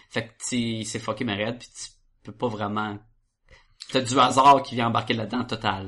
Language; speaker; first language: French; native; French